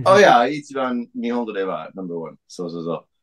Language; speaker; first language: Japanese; non-native, fluent; English